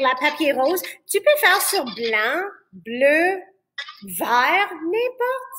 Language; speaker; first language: French; non-native, fluent; English